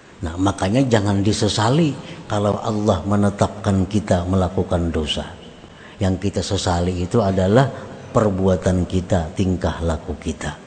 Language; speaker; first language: Indonesian; non-native, local second language; Banjar